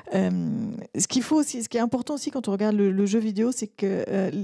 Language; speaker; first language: French; native; French